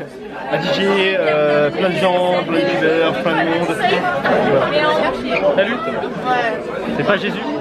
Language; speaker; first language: French; native; French